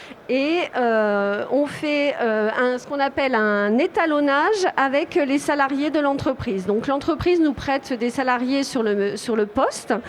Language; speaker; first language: French; native; French